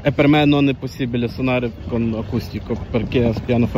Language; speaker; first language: Italian; non-native, learner; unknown